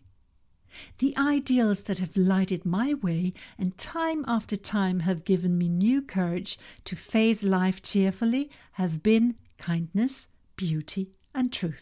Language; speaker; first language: English; non-native, fluent; Danish